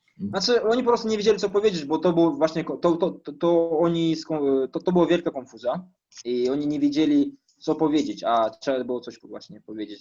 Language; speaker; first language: Polish; non-native, fluent; Russian